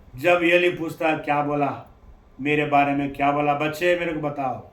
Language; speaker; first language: Hindi; non-native, local second language; Telugu